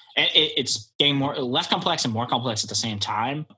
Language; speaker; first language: English; early bilingual, other home language; Polish